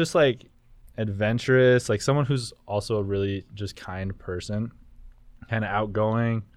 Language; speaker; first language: English; native; English